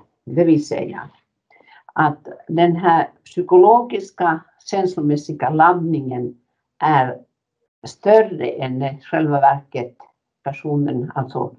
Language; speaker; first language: Swedish; non-native, fluent; Finnish